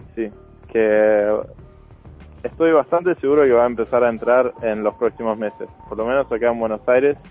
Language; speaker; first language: Spanish; non-native, fluent; Norwegian